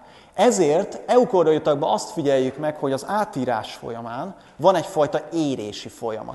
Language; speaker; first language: Hungarian; native; Hungarian